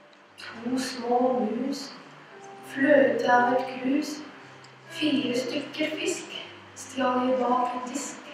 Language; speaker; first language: Norwegian; non-native, learner; Russian